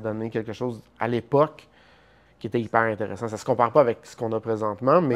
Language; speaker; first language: French; native; French